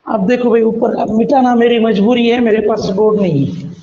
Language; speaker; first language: Hindi; non-native, local second language; Marathi